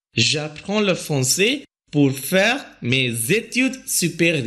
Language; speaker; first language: French; non-native, fluent; Tamil